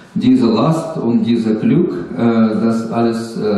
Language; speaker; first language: German; non-native, learner; Russian